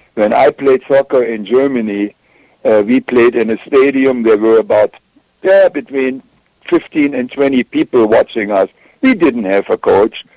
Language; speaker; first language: English; non-native, fluent; German